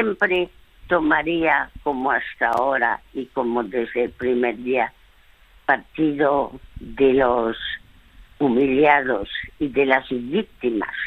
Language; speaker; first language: Spanish; early bilingual, other home language; French